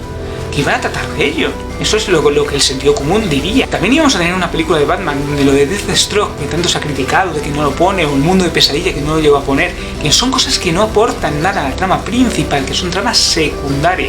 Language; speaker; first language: Spanish; native; Spanish